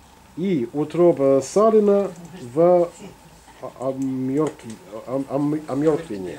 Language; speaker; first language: Russian; non-native, fluent; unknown